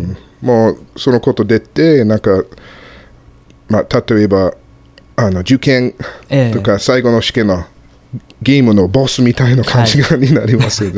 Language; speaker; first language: Japanese; non-native, fluent; English